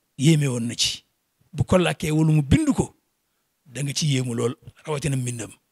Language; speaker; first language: Wolof; native; Wolof